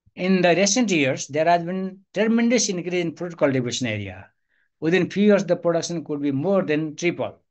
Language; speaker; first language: English; non-native, local second language; Nepali